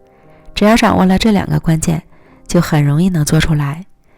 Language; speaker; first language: Chinese; native; Chinese